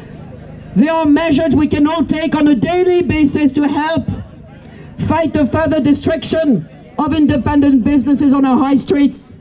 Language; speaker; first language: English; non-native, fluent; French